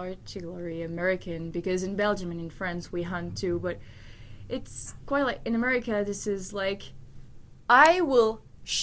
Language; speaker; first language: English; non-native, learner; French